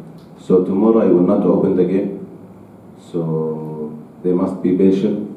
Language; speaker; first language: English; non-native, learner; Arabic